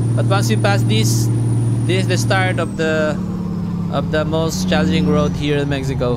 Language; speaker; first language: English; non-native, local second language; Filipino